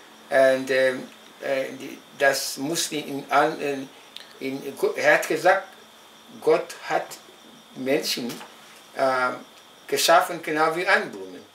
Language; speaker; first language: German; non-native, local second language; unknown